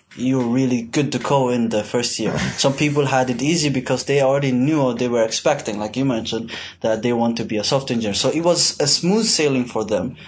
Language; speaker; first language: English; non-native, fluent; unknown